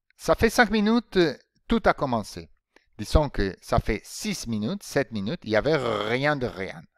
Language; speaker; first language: French; non-native, fluent; Spanish